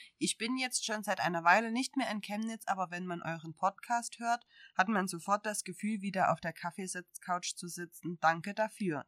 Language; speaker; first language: German; native; German